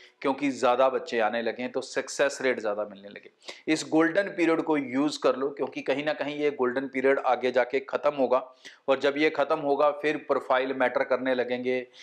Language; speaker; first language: Hindi; non-native, local second language; Punjabi